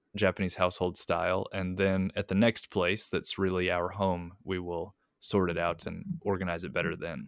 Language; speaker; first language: English; native; English